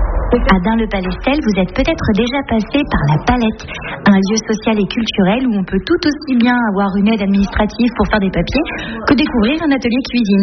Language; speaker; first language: French; native; French